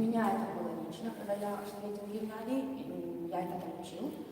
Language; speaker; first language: Russian; non-native, fluent; Italian